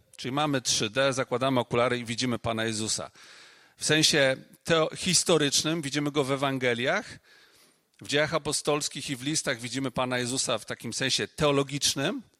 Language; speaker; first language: Polish; native; Polish